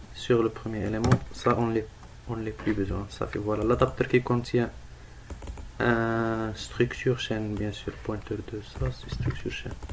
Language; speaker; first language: French; non-native, local second language; Arabic